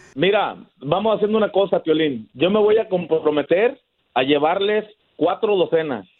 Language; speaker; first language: Spanish; native; Spanish